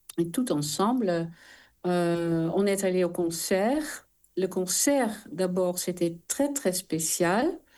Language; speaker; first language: French; non-native, fluent; Dutch